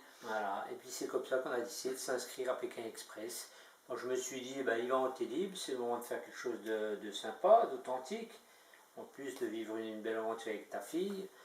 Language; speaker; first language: French; native; French